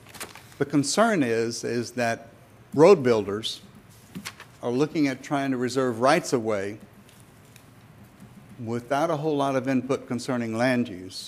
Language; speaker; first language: English; native; English